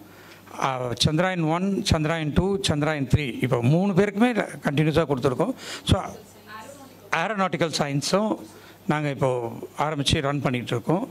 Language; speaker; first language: Tamil; native; Tamil